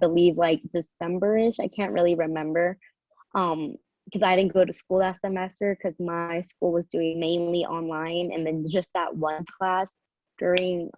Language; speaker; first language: English; early bilingual, other home language; Spanish